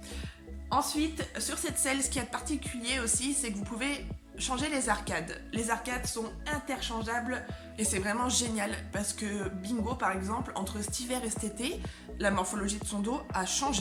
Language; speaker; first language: French; native; French